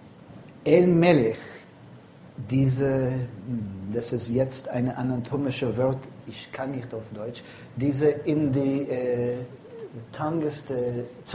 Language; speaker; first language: German; non-native, fluent; English